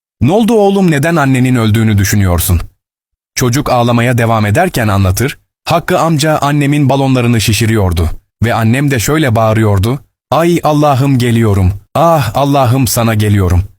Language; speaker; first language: Turkish; native; Turkish